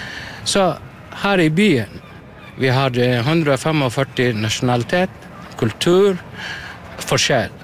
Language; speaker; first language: Norwegian; non-native, learner; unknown